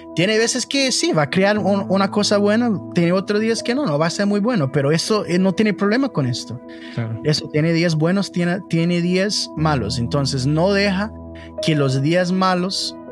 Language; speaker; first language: Spanish; non-native, learner; English